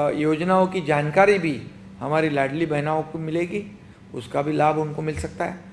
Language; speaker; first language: Hindi; non-native, local second language; Marathi